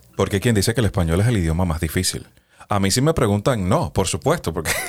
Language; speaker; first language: Spanish; native; Spanish